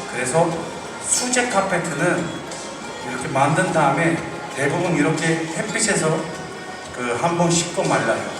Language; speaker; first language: Korean; non-native, fluent; Turkish